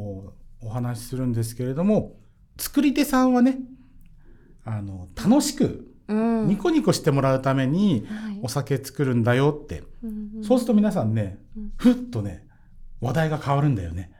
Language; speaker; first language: Japanese; native; Japanese